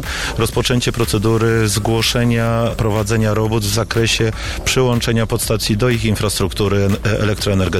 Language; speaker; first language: Polish; native; Polish